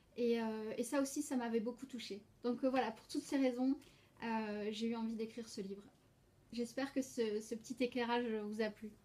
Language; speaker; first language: French; native; French